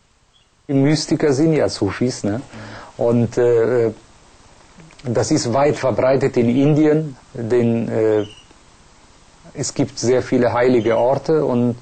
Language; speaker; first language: German; non-native, fluent; Persian